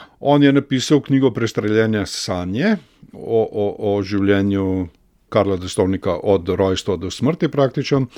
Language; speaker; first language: Slovenian; native; Slovenian